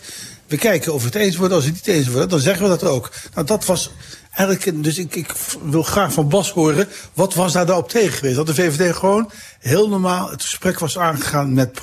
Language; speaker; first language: Dutch; native; Dutch